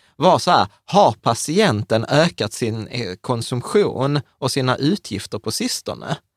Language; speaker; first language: Swedish; early bilingual, other home language; Czech